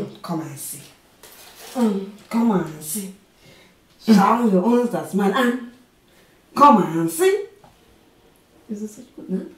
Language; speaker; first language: German; non-native, fluent; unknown